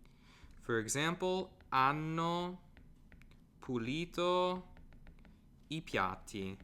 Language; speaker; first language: Italian; non-native, fluent; English